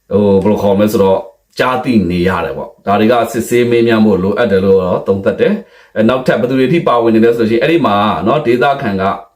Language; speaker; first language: Burmese; native; Burmese